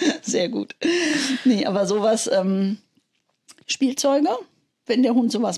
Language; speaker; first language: German; native; German